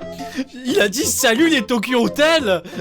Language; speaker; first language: French; native; French